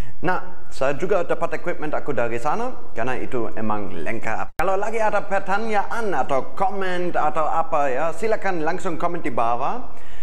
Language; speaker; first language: Indonesian; non-native, fluent; German